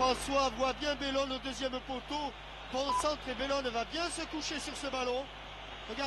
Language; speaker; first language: French; native; French